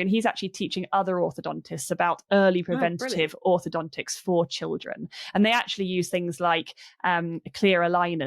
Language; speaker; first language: English; native; English